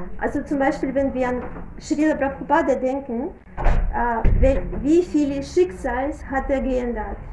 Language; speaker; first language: German; non-native, fluent; Russian